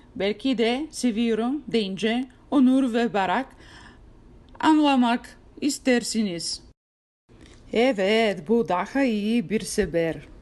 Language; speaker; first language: Turkish; non-native, learner; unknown